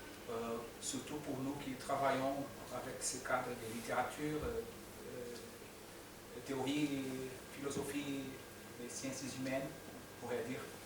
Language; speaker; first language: French; non-native, fluent; Portuguese